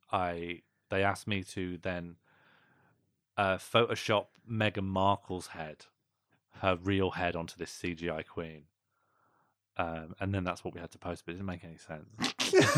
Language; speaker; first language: English; native; English